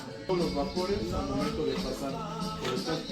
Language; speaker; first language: Spanish; native; Spanish